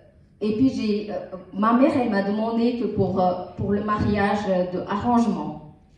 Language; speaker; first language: French; non-native, learner; Tamil